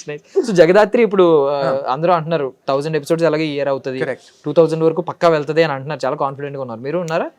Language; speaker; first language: Telugu; native; Telugu